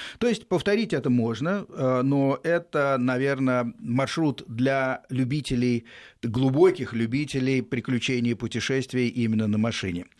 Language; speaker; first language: Russian; native; Russian